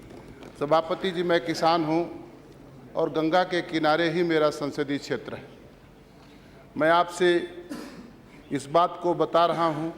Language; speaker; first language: Hindi; native; Hindi